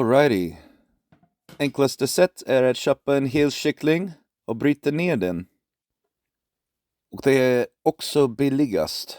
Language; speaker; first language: Swedish; non-native, fluent; English